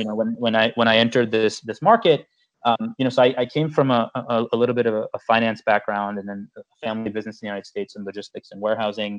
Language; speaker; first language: English; native; English